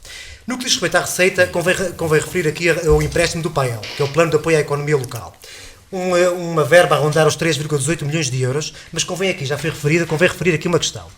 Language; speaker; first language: Portuguese; native; Portuguese